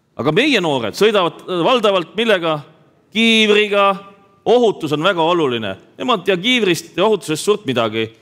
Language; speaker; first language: Estonian; native; Estonian